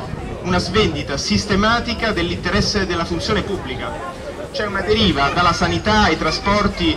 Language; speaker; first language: Italian; native; Italian